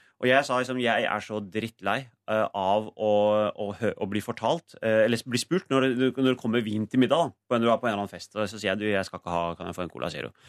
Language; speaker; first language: Norwegian; early bilingual, other home language; Urdu